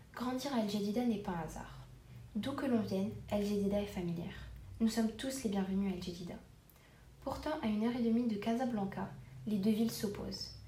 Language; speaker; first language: French; non-native, local second language; Arabic